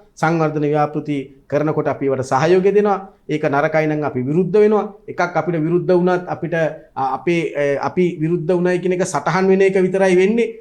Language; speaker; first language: Sinhala; native; Sinhala